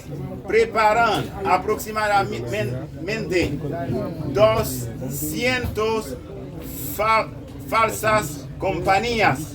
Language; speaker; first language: Spanish; non-native, local second language; Haitian Creole